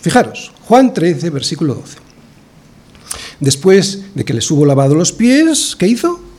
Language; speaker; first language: Spanish; native; Spanish